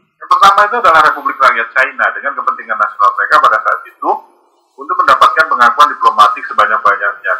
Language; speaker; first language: Indonesian; native; Indonesian